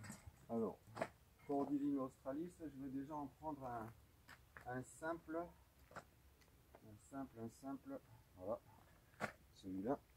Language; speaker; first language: French; native; French